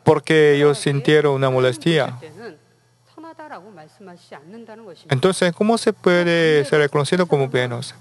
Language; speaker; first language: Spanish; non-native, learner; Korean